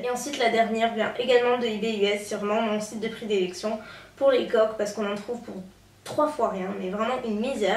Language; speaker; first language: French; native; French